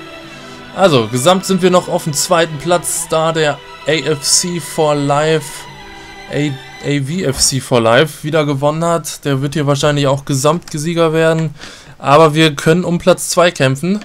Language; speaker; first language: German; native; German